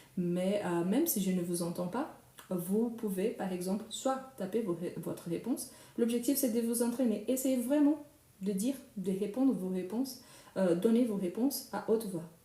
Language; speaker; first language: French; non-native, fluent; Portuguese